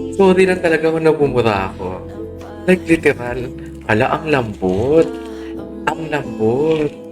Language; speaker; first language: Filipino; native; Filipino